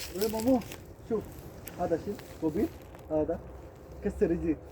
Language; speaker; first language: Arabic; non-native, learner; Urdu